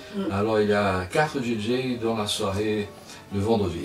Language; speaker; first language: French; non-native, fluent; Spanish